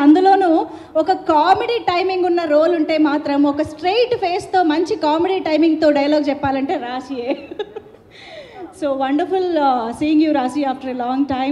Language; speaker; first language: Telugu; native; Telugu